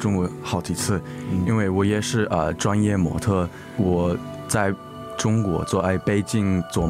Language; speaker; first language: Chinese; early bilingual, heritage; English